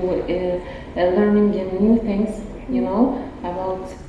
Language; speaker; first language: English; non-native, learner; Arabic